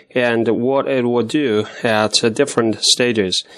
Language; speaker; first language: English; non-native, fluent; Chinese